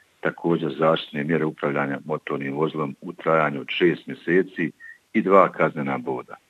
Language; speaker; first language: Bosnian; native; Bosnian